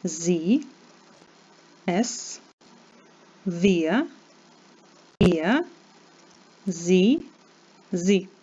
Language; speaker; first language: German; non-native, fluent; Ukrainian